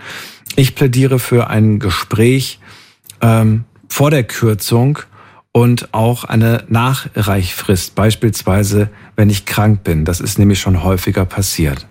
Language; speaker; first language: German; native; German